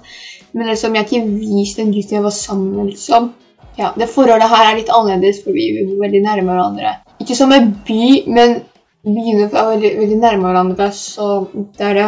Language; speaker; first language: Norwegian; early bilingual, other home language; Polish